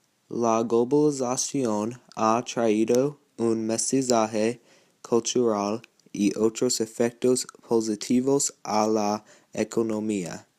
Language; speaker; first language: Spanish; non-native, learner; English